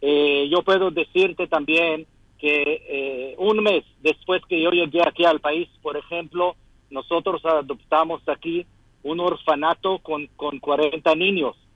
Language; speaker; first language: Spanish; non-native, fluent; Hebrew